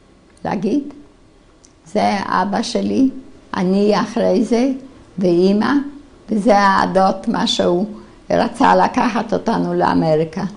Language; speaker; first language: Hebrew; non-native, fluent; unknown